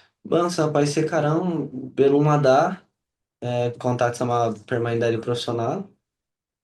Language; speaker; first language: Indonesian; non-native, learner; Portuguese